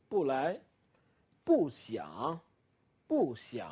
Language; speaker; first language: Chinese; non-native, learner; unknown